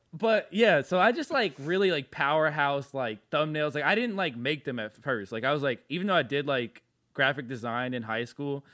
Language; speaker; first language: English; native; English